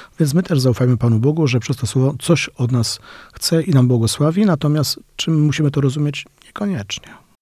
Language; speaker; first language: Polish; native; Polish